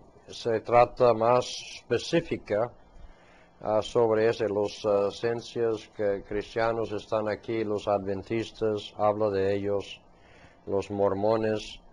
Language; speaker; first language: Spanish; non-native, fluent; English